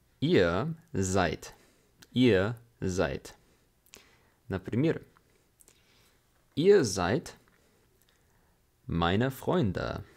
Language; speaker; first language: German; non-native, fluent; English